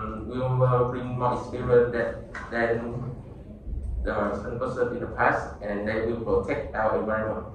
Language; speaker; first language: English; non-native, learner; Vietnamese